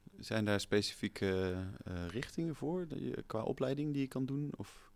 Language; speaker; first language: Dutch; native; Dutch